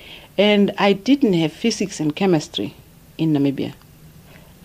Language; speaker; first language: English; non-native, fluent; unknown